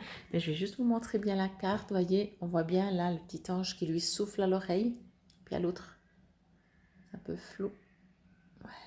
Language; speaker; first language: French; native; French